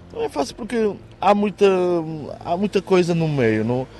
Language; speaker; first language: Portuguese; non-native, fluent; Romanian